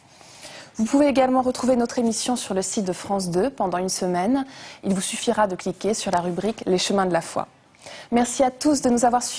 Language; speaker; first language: French; native; French